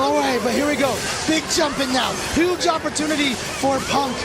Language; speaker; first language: English; native; English